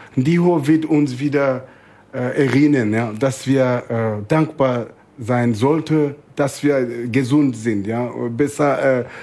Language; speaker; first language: German; non-native, fluent; Swahili